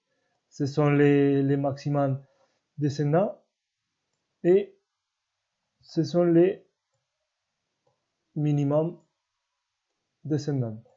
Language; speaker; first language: French; non-native, learner; Spanish